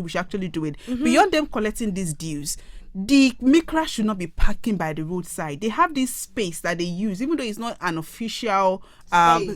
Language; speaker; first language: English; non-native, local second language; Yoruba